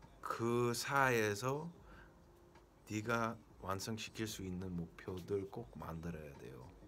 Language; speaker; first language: Korean; early bilingual, heritage; Korean